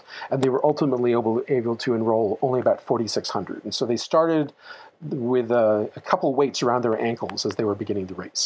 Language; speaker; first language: English; native; English